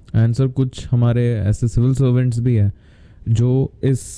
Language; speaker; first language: Hindi; native; Hindi